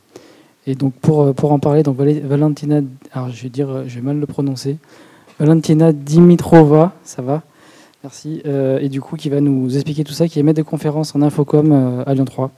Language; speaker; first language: French; native; French